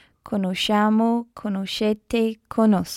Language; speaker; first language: Italian; non-native, learner; English